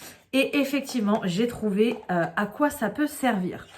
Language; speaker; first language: French; native; French